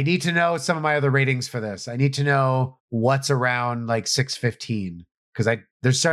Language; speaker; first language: English; native; English